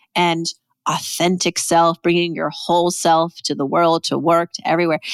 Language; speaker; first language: English; early bilingual, other home language; Persian